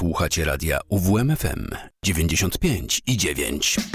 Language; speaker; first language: Polish; native; Polish